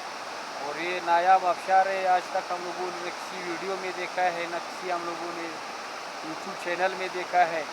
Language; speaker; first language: Hindi; non-native, local second language; Pashto